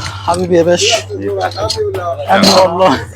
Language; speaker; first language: Arabic; native; Arabic